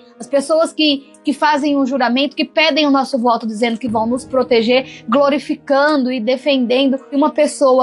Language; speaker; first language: Portuguese; native; Portuguese